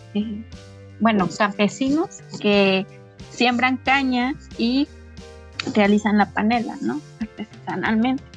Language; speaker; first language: Spanish; non-native, local second language; Nahuatl languages